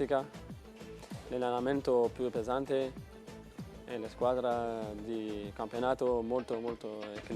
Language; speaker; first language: Italian; non-native, learner; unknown